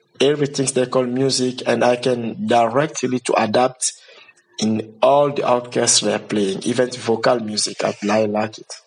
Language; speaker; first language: English; non-native, learner; Lingala